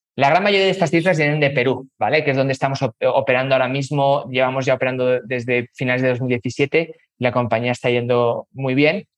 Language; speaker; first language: Spanish; native; Spanish